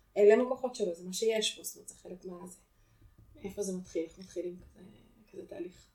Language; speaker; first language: Hebrew; native; Hebrew